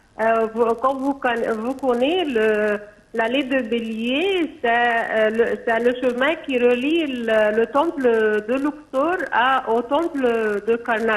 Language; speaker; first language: French; non-native, local second language; Arabic